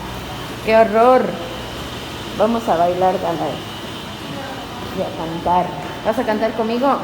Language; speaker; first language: Spanish; native; Spanish